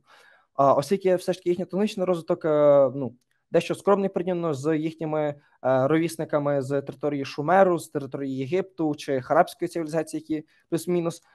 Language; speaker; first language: Ukrainian; native; Ukrainian